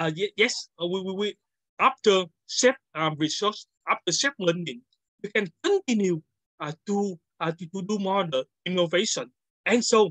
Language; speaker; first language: English; non-native, learner; Vietnamese